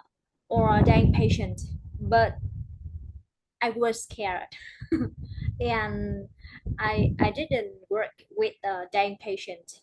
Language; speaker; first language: English; non-native, learner; Vietnamese